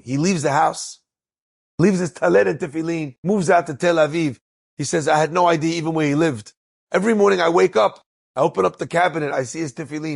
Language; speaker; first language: English; native; English